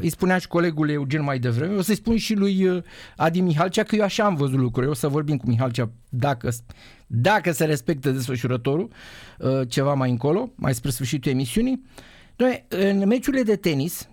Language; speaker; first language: Romanian; native; Romanian